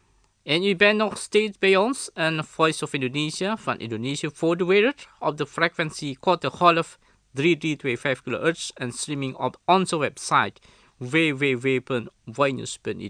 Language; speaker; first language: Dutch; non-native, fluent; Indonesian